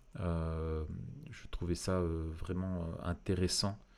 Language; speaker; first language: French; native; French